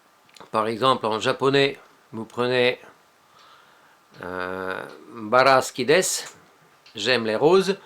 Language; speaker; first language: French; non-native, fluent; Russian